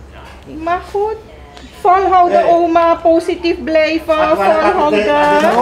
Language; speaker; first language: Dutch; non-native, local second language; Caribbean Hindustani